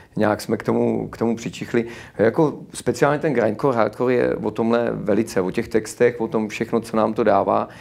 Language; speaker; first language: Czech; native; Czech